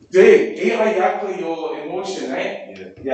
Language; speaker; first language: Chinese; non-native, learner; English